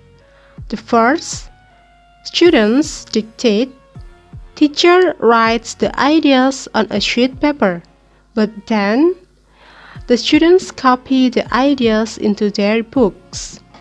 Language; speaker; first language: English; non-native, learner; Indonesian